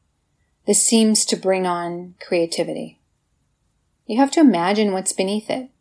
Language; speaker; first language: English; native; English